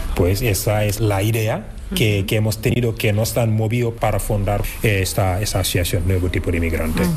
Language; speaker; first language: Spanish; non-native, fluent; Wolof